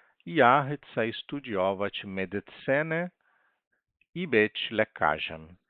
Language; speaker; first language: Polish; non-native, fluent; Portuguese